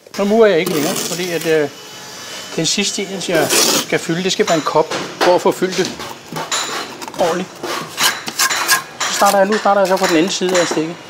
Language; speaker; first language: Danish; native; Danish